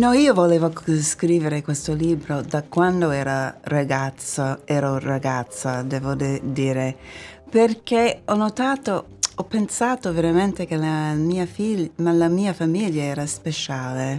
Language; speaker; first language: Italian; non-native, fluent; English